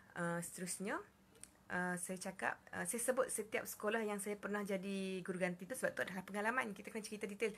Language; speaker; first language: Malay; native; Malay